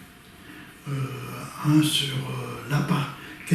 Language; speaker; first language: French; native; French